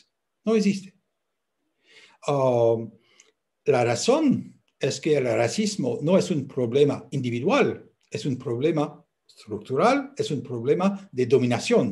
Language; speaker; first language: Spanish; non-native, fluent; French